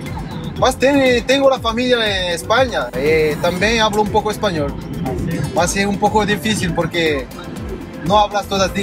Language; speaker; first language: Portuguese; non-native, learner; Spanish